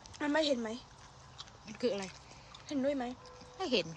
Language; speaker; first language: Thai; native; Thai